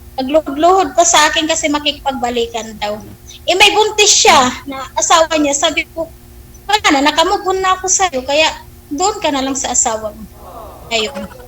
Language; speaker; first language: Filipino; non-native, local second language; Waray